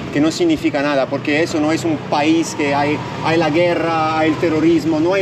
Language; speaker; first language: Spanish; non-native, learner; Italian